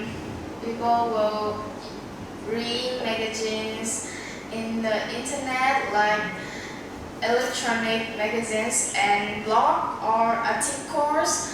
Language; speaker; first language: English; non-native, learner; Vietnamese